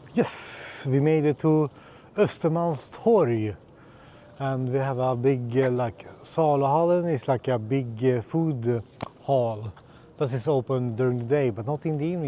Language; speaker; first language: English; non-native, fluent; Swedish